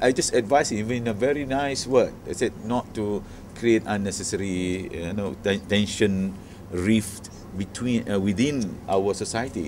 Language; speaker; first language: English; non-native, local second language; Malay